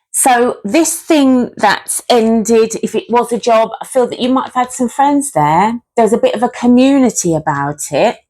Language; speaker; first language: English; native; English